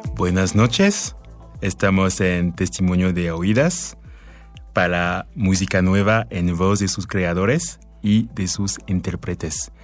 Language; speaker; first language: Spanish; non-native, fluent; French